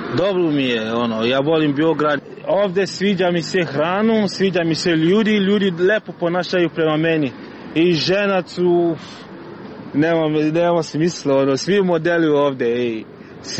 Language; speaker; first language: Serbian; non-native, learner; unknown